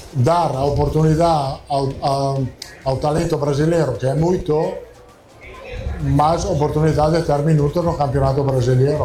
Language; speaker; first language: Portuguese; non-native, fluent; Italian